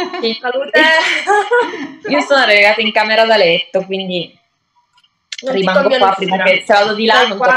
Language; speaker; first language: Italian; native; Italian